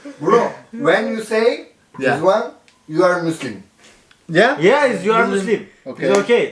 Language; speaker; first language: English; non-native, learner; Turkish